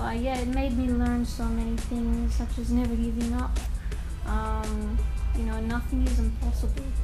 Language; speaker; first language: English; native; English